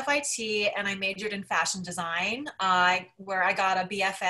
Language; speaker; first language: English; native; English